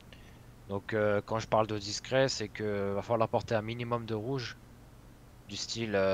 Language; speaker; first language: French; native; French